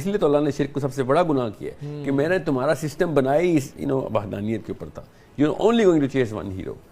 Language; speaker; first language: Urdu; native; Urdu